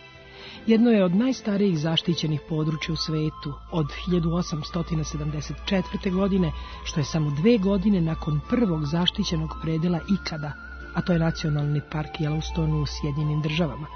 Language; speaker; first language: Serbian; native; Serbian